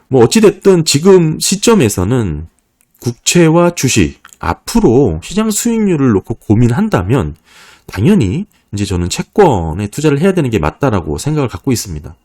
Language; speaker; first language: Korean; native; Korean